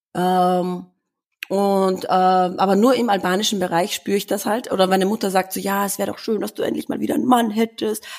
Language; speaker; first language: German; early bilingual, other home language; Albanian